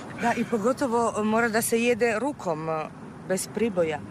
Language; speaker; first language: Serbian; non-native, fluent; Italian